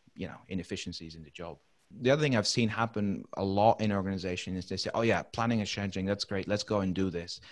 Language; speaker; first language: English; non-native, fluent; Dutch